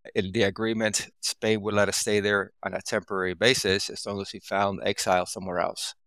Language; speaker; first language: English; early bilingual, other home language; Spanish